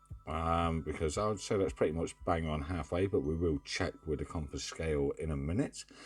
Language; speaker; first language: English; native; English